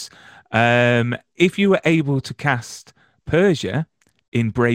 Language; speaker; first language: English; native; English